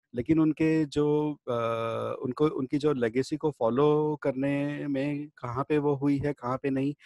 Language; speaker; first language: Hindi; native; Hindi